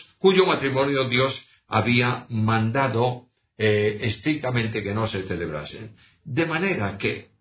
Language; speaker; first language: Spanish; non-native, local second language; Galician